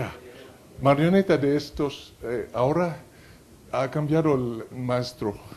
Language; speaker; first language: Spanish; non-native, fluent; French